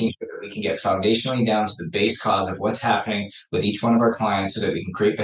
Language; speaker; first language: English; native; English